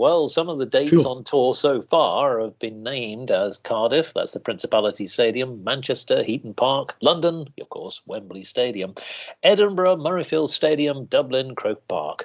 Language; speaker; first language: English; native; English